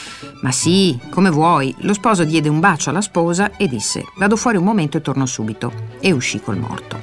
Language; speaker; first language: Italian; native; Italian